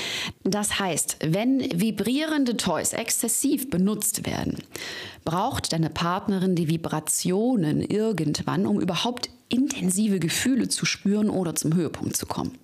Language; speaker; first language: German; native; German